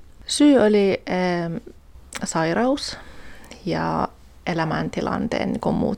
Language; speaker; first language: Finnish; non-native, fluent; Persian